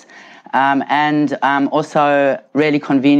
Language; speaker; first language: English; native; English